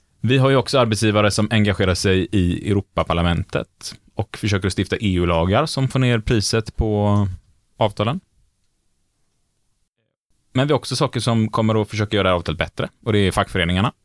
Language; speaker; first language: Swedish; native; Swedish